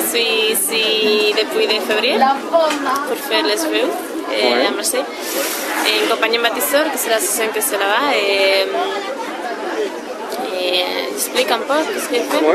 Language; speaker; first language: French; non-native, learner; Spanish